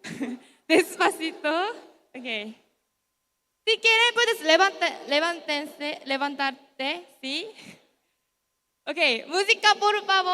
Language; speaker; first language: Spanish; non-native, learner; Korean